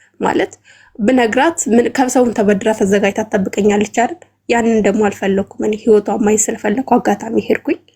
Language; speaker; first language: Amharic; non-native, local second language; Oromo